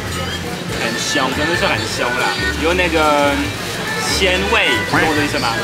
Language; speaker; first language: Chinese; non-native, fluent; French